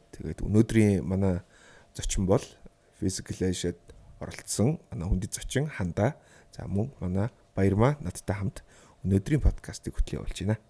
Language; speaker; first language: Mongolian; native; Mongolian